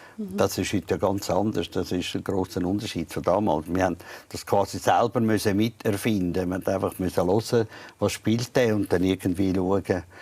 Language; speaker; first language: German; native; German